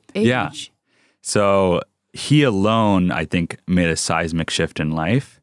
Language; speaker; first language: English; early bilingual, other home language; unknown